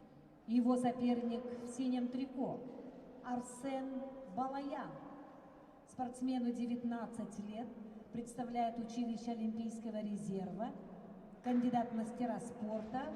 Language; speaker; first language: Russian; native; Russian